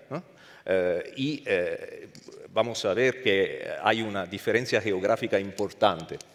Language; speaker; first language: Spanish; non-native, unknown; Italian